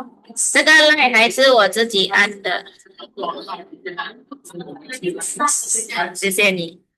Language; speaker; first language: Chinese; early bilingual, heritage; Chinese